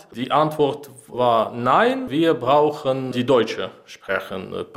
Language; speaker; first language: German; non-native, learner; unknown